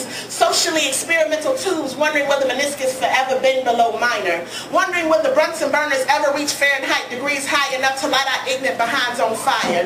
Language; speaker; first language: English; native; English